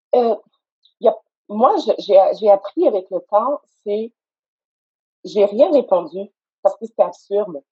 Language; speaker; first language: French; native; French